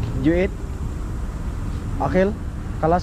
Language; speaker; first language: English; non-native, local second language; Filipino